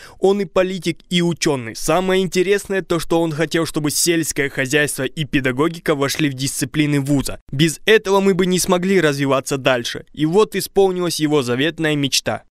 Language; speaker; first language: Russian; non-native, local second language; Kazakh